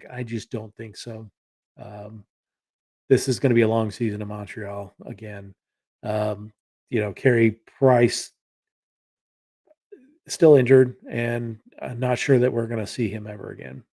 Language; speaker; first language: English; native; English